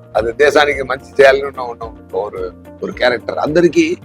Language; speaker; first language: Telugu; non-native, learner; Tamil